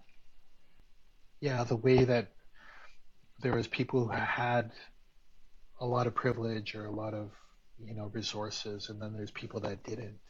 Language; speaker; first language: English; native; English